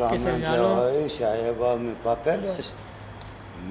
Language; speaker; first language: Spanish; non-native, learner; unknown